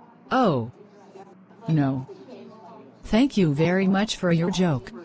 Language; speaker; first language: English; non-native, learner; Khmer